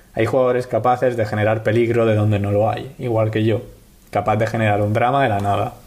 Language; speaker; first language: Spanish; native; Spanish